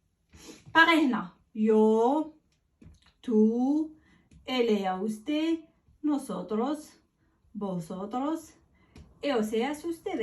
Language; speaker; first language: Spanish; non-native, fluent; Arabic